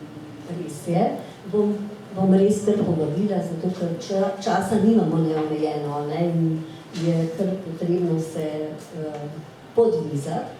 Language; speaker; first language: Slovenian; native; Slovenian